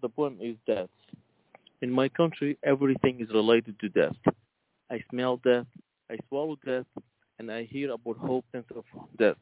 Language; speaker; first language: English; non-native, fluent; Arabic